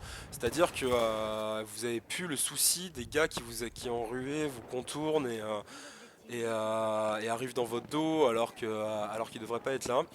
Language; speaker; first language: French; native; French